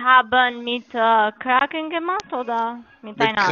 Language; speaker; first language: German; non-native, learner; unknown